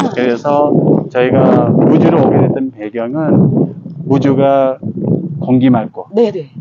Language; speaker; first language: Korean; native; Korean